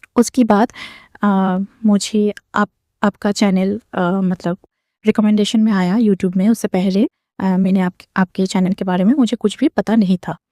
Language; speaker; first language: Hindi; non-native, local second language; Bangla